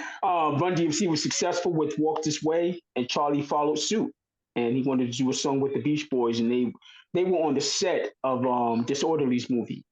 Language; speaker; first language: English; native; English